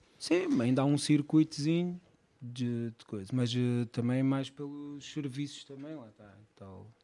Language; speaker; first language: Portuguese; native; Portuguese